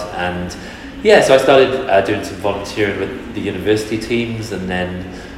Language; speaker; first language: English; native; English